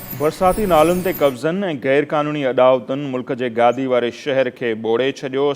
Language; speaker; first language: Sindhi; native; Sindhi